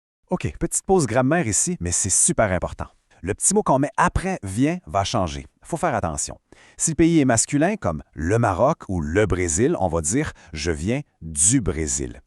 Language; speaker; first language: French; native; French